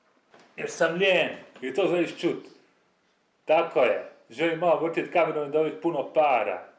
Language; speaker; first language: Bosnian; native; Bosnian